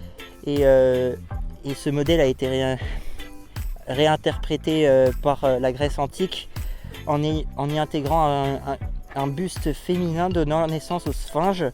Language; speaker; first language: French; native; French